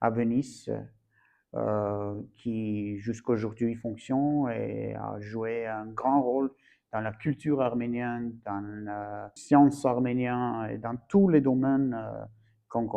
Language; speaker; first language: French; non-native, fluent; Armenian